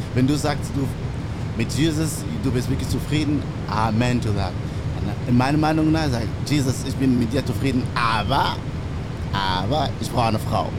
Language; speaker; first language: German; non-native, learner; English